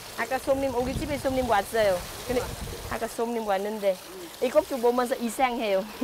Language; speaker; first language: Korean; non-native, learner; Vietnamese